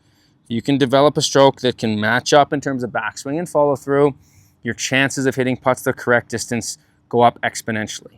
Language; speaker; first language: English; native; English